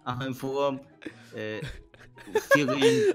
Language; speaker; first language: English; non-native, learner; Turkish